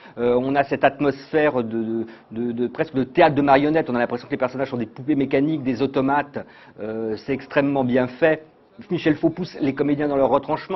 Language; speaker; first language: French; native; French